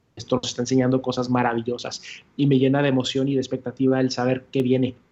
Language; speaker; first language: Spanish; early bilingual, heritage; Spanish